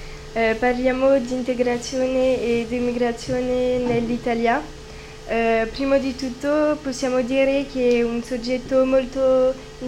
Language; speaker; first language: Italian; non-native, learner; French